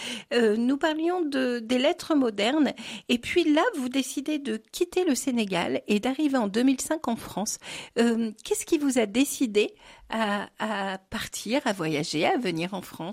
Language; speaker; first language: French; native; French